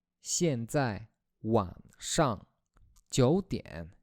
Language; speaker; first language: Chinese; non-native, fluent; Polish